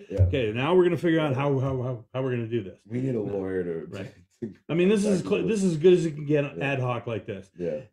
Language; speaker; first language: English; native; English